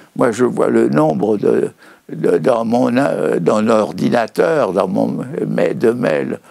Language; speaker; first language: French; native; French